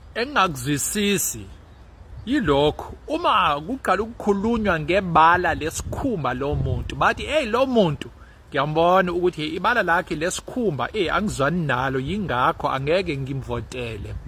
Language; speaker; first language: Zulu; non-native, local second language; Afrikaans